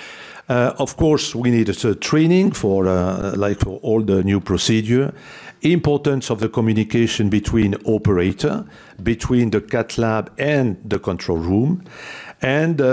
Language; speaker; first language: English; non-native, fluent; French